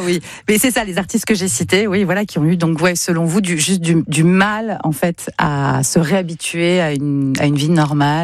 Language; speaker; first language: French; native; French